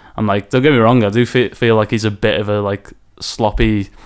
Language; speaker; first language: English; native; English